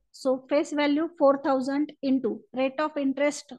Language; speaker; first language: Hindi; non-native, local second language; Marathi